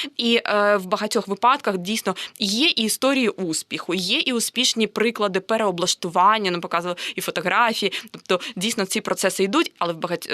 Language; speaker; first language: Ukrainian; native; Ukrainian